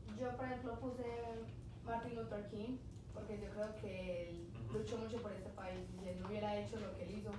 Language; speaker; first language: Spanish; early bilingual, other home language; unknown